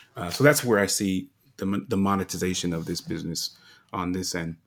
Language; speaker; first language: English; native; English